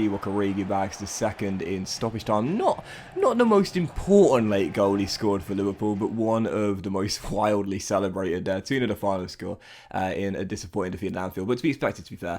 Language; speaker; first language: English; native; English